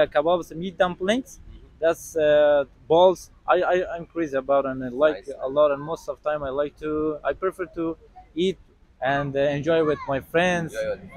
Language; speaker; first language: English; non-native, learner; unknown